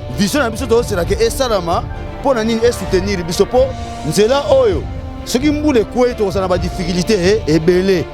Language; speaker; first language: Lingala; non-native, local second language; Kongo